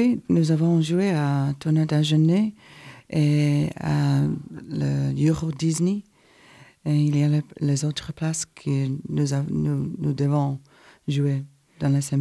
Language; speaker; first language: French; non-native, learner; English